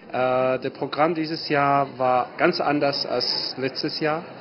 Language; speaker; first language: German; non-native, fluent; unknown